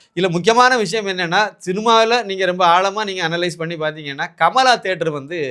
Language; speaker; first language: Tamil; native; Tamil